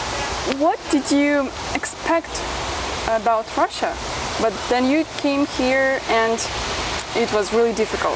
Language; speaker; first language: English; non-native, fluent; Russian